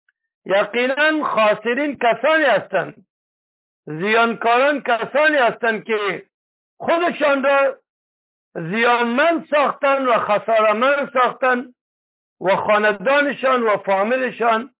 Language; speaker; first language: Persian; native; Persian